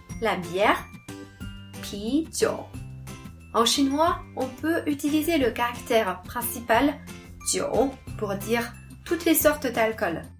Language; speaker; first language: French; non-native, fluent; Chinese